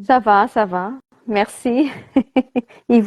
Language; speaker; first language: French; non-native, learner; Portuguese